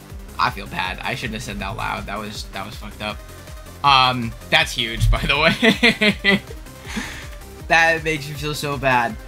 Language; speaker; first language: English; native; English